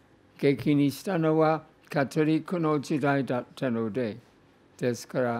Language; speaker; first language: Japanese; non-native, fluent; English